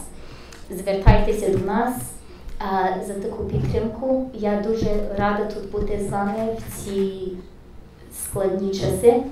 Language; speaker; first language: Ukrainian; early bilingual, heritage; English